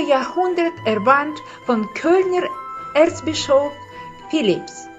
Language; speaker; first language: German; non-native, fluent; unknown